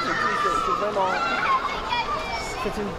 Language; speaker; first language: French; non-native, learner; Portuguese